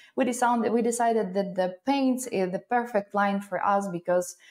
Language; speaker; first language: English; non-native, fluent; Ukrainian